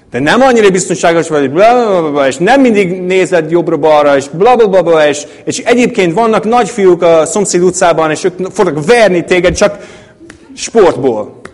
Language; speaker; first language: Hungarian; non-native, fluent; English